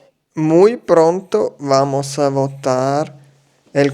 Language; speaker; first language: Spanish; non-native, learner; German